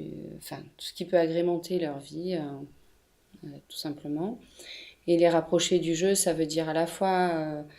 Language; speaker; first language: French; native; French